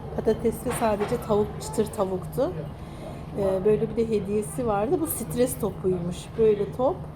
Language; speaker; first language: Turkish; native; Turkish